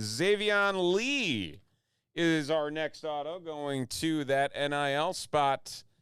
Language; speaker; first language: English; native; English